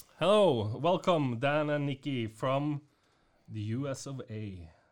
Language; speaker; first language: English; non-native, fluent; Norwegian